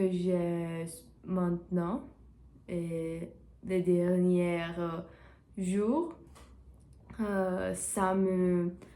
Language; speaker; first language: French; non-native, learner; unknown